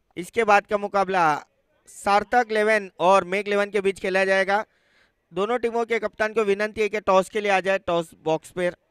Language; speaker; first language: Hindi; non-native, local second language; Marathi